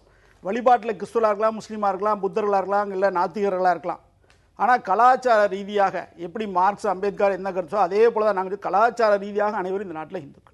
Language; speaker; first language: Tamil; native; Tamil